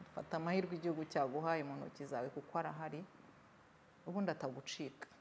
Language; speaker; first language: Kinyarwanda; native; Kinyarwanda